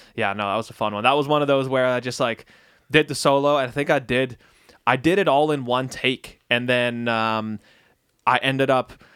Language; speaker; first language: English; early bilingual, other home language; Dutch